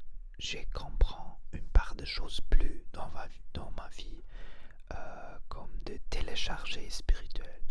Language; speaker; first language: French; non-native, learner; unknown